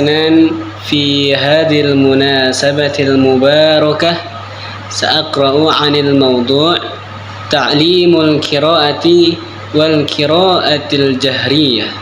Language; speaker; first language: Arabic; non-native, learner; Indonesian